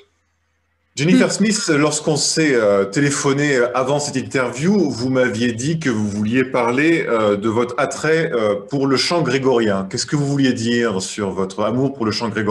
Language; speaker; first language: French; native; French